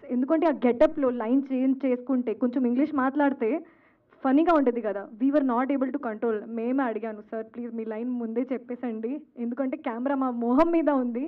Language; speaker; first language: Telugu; non-native, local second language; Hindi